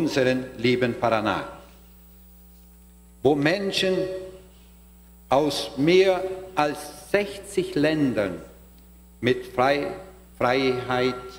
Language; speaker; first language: German; non-native, learner; Portuguese